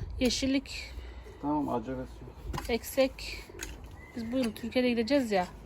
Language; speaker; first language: Turkish; native; Turkish